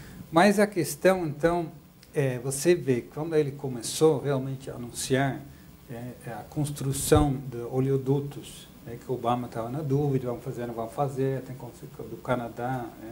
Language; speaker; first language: Portuguese; non-native, fluent; Dutch